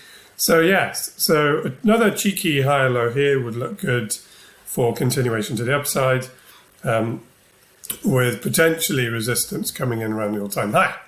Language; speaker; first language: English; native; English